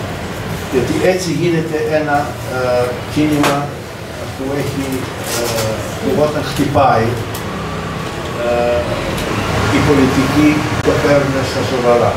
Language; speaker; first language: Greek; early bilingual, heritage; Greek